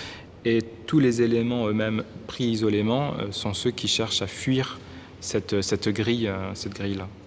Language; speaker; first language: French; native; French